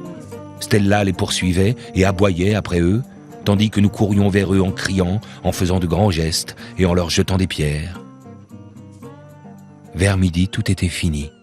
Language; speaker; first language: French; native; French